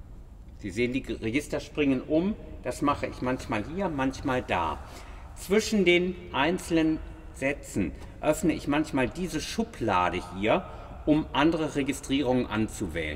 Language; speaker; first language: German; native; German